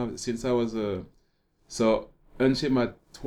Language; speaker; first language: English; non-native, fluent; French